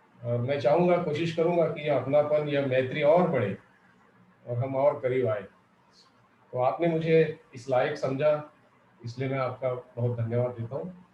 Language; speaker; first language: Hindi; non-native, local second language; Marathi